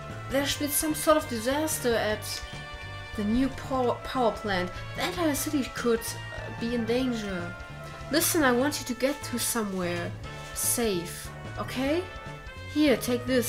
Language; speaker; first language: English; non-native, fluent; German